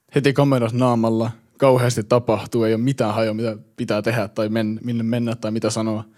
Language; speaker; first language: Finnish; early bilingual, heritage; Finnish